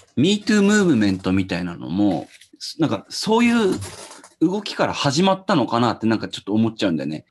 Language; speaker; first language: Japanese; native; Japanese